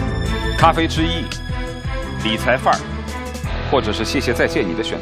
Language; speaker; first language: Chinese; native; Chinese